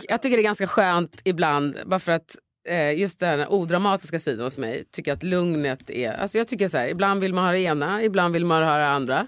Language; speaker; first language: Swedish; early bilingual, other home language; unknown